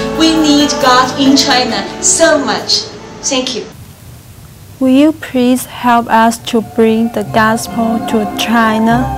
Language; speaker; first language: English; non-native, fluent; Chinese